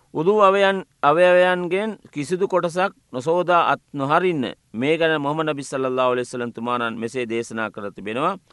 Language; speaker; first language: Sinhala; non-native, local second language; Tamil